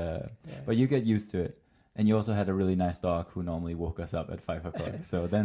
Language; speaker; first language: English; non-native, fluent; Danish